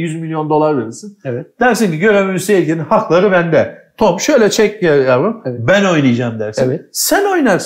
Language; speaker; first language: Turkish; native; Turkish